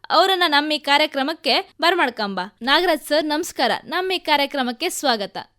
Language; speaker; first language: Kannada; native; Kannada